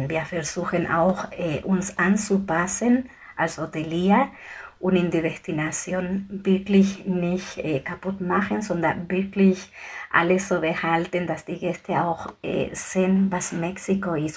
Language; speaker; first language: German; non-native, fluent; Spanish